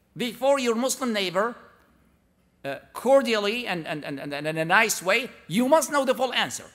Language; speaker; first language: English; non-native, fluent; Arabic